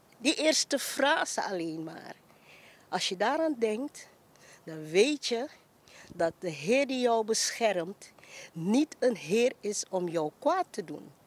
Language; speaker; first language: Dutch; native; Dutch